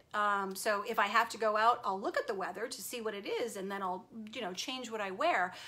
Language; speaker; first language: English; native; English